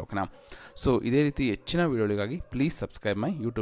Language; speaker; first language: Kannada; native; Kannada